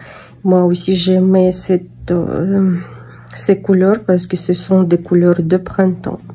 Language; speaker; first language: French; non-native, fluent; Russian